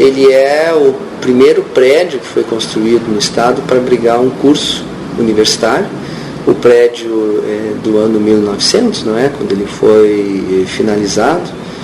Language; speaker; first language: Portuguese; native; Portuguese